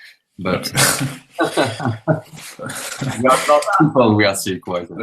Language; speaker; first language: English; non-native, learner; French